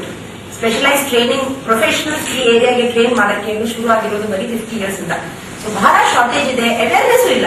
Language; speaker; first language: Kannada; non-native, local second language; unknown